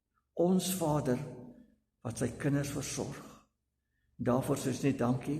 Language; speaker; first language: Afrikaans; native; Afrikaans